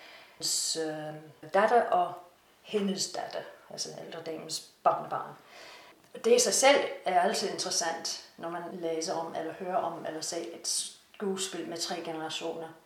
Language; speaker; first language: Danish; non-native, fluent; English